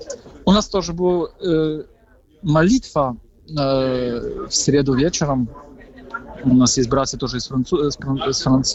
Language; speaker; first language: Russian; non-native, fluent; Polish